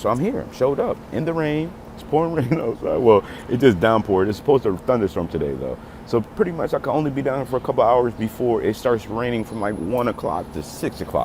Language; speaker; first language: English; native; English